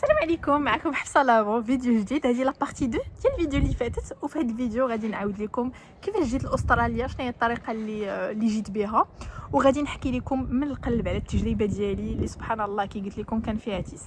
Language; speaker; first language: Arabic; native; Arabic